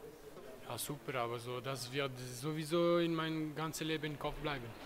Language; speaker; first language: German; non-native, local second language; Italian